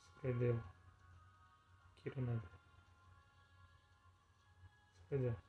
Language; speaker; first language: Japanese; non-native, learner; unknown